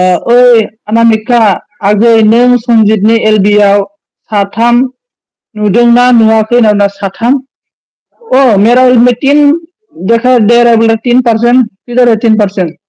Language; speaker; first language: Hindi; non-native, local second language; Bodo